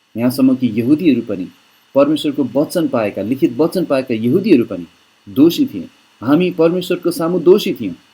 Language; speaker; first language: Nepali; native; Nepali